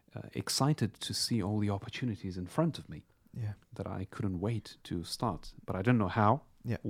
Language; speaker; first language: English; non-native, fluent; Persian